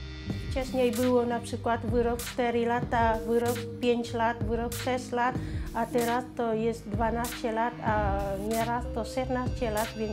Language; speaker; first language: Polish; non-native, fluent; Vietnamese